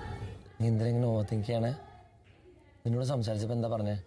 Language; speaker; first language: Malayalam; native; Malayalam